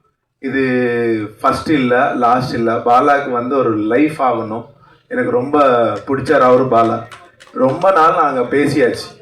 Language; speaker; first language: Tamil; non-native, local second language; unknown